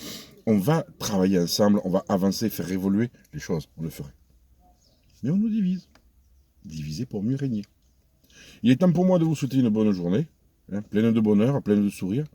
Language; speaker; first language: French; native; French